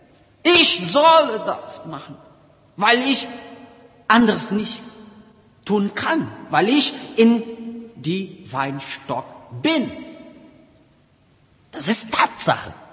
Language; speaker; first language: German; non-native, learner; Portuguese